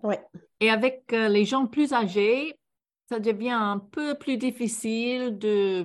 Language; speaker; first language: French; non-native, fluent; English